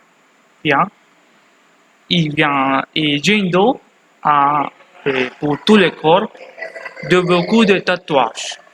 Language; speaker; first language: French; non-native, learner; Spanish